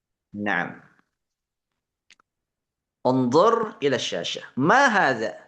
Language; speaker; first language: Arabic; non-native, fluent; Indonesian